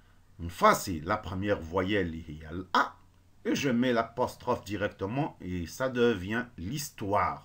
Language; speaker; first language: French; non-native, local second language; Arabic